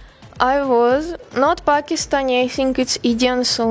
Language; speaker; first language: English; non-native, learner; Russian